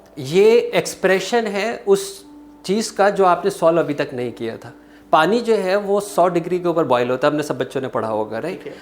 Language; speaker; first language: Urdu; native; Urdu